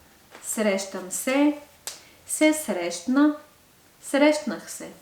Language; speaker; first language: Bulgarian; non-native, fluent; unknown